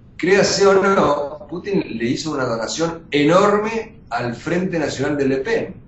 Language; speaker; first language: Spanish; early bilingual, other home language; Russian